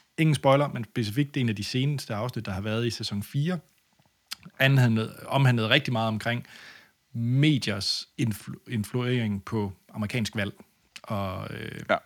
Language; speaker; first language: Danish; native; Danish